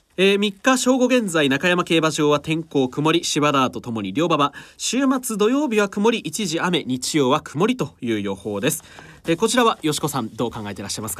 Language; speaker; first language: Japanese; native; Japanese